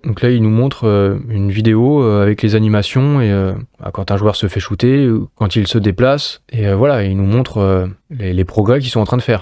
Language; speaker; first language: French; native; French